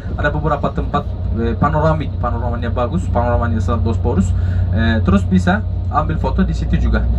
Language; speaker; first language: Indonesian; non-native, fluent; Turkish